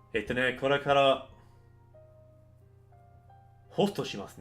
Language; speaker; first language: Japanese; non-native, learner; English